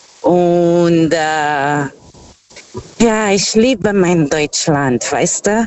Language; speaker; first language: German; non-native, fluent; Portuguese